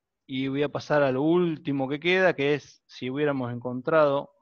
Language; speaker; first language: Spanish; native; Spanish